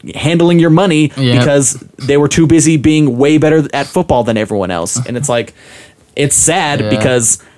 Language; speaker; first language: English; native; English